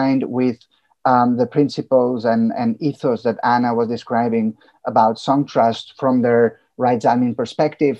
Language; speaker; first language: English; non-native, fluent; Catalan